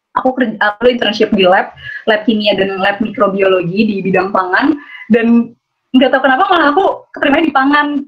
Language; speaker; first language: Indonesian; native; Indonesian